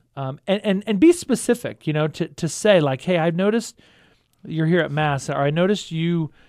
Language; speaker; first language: English; native; English